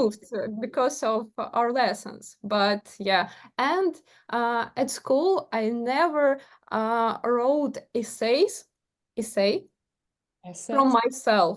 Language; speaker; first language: English; non-native, learner; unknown